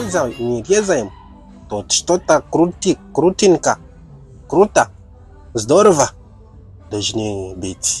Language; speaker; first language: Russian; non-native, learner; Tatar